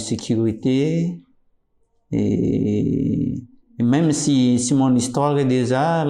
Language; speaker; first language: French; non-native, local second language; Malagasy